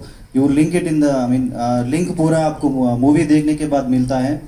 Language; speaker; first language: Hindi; non-native, local second language; Telugu